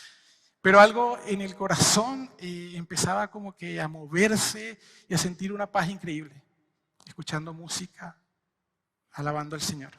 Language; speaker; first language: Spanish; native; Spanish